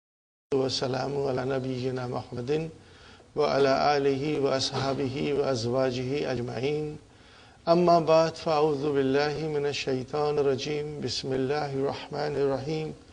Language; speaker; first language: Arabic; non-native, fluent; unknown